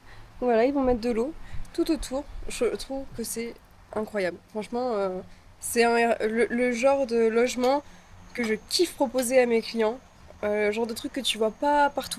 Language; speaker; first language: French; native; French